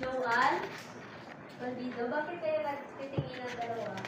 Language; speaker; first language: Filipino; native; Filipino